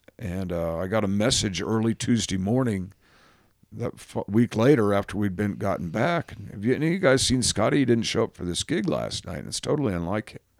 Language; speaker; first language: English; native; English